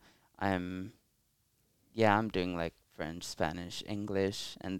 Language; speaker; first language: English; non-native, fluent; Italian